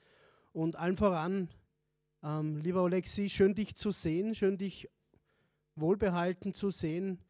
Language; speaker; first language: German; native; German